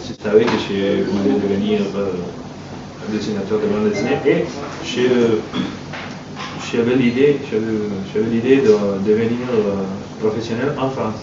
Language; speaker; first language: French; non-native, fluent; Spanish